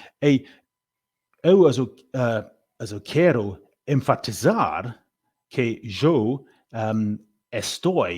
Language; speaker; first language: Portuguese; non-native, learner; English